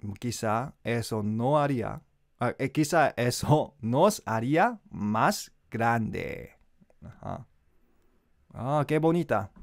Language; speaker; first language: Spanish; non-native, learner; Korean